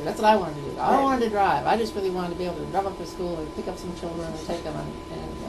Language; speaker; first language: English; native; English